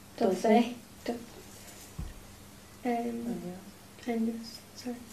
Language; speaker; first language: Spanish; non-native, learner; English